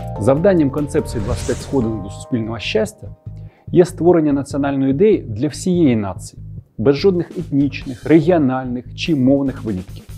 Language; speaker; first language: Ukrainian; native; Ukrainian